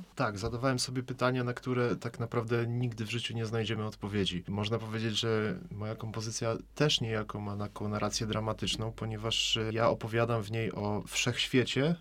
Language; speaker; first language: Polish; native; Polish